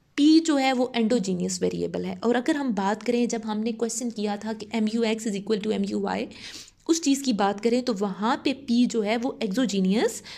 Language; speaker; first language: Urdu; non-native, local second language; Punjabi